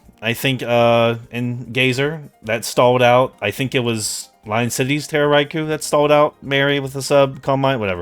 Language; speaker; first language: English; native; English